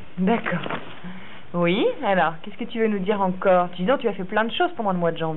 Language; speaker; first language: French; native; French